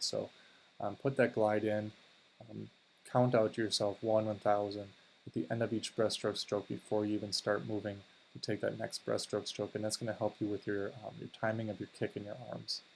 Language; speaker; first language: English; native; English